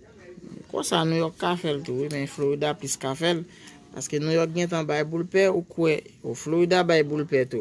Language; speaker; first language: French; non-native, local second language; Haitian Creole